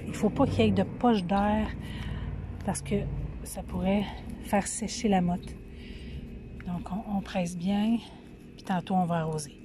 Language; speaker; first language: French; native; French